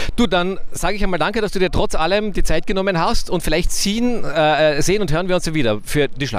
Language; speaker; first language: German; native; German